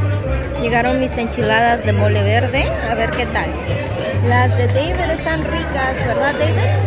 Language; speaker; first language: Spanish; native; Spanish